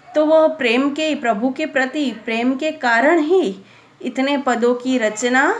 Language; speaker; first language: Hindi; non-native, local second language; Gujarati